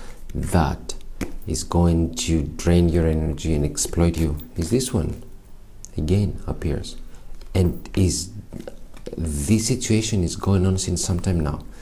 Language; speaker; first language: English; non-native, fluent; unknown